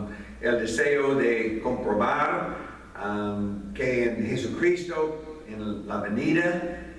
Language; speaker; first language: Spanish; non-native, fluent; English